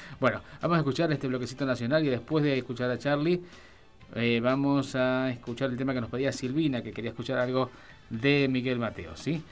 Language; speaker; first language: Spanish; native; Spanish